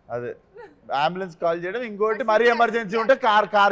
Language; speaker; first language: Telugu; native; Telugu